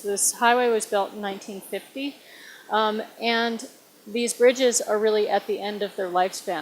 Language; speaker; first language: English; native; English